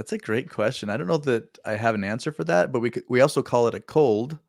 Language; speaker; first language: English; native; English